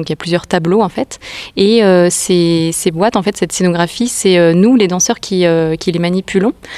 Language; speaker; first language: French; native; French